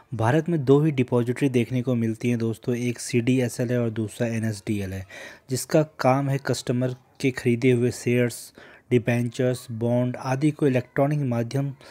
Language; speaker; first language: Hindi; native; Hindi